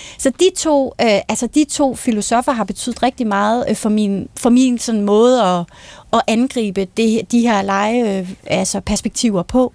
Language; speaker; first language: Danish; native; Danish